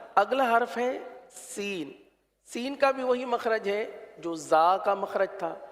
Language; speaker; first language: Urdu; native; Urdu